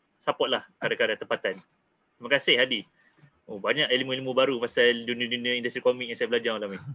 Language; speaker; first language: Malay; native; Malay